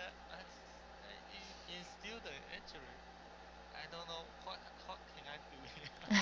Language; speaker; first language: English; non-native, learner; Chinese